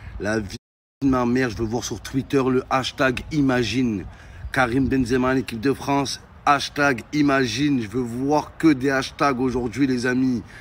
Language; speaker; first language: French; native; French